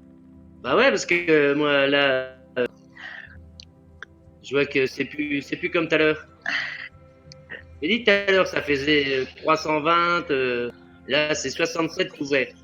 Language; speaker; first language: French; native; French